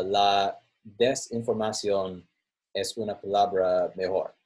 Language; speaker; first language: Spanish; non-native, learner; English